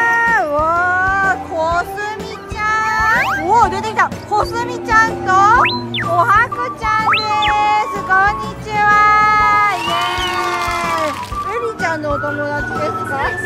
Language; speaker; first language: Japanese; native; Japanese